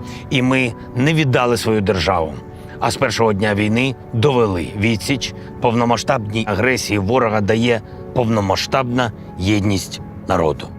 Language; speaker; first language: Ukrainian; non-native, local second language; Russian